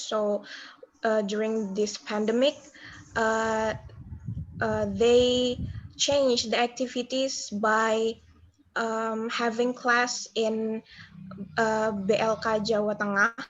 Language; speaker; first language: English; non-native, learner; Indonesian